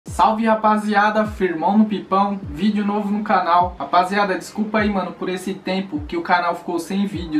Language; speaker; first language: Portuguese; native; Portuguese